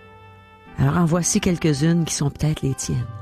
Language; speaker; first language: French; native; French